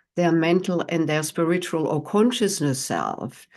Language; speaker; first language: English; non-native, fluent; German